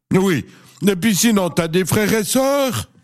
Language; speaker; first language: French; native; French